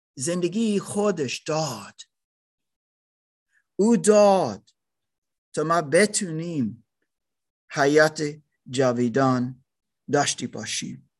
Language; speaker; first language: Persian; non-native, learner; German